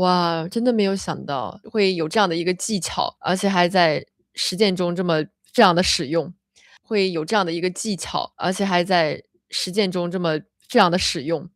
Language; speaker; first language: Chinese; native; Chinese